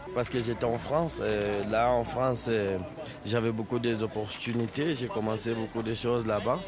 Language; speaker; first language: French; non-native, fluent; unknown